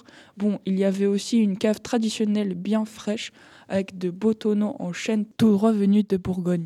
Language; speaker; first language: French; native; French